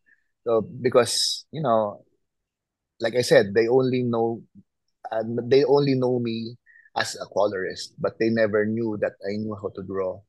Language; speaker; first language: English; non-native, local second language; Filipino